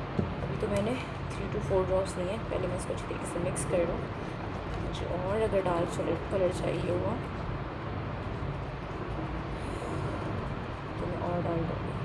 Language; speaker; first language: Hindi; native; Hindi